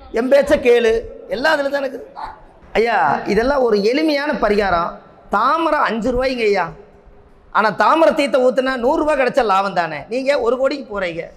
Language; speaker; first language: Tamil; native; Tamil